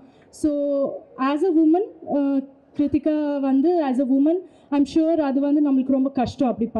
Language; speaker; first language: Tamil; non-native, fluent; Malayalam